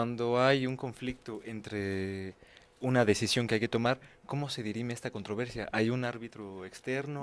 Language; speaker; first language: Spanish; native; Spanish